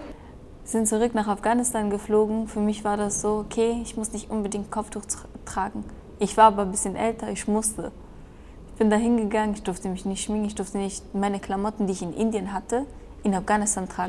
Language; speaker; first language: German; early bilingual, other home language; Persian